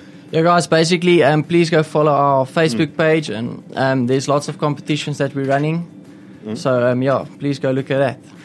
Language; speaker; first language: English; non-native, local second language; Afrikaans